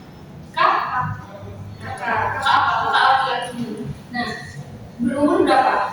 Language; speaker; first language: Indonesian; native; Indonesian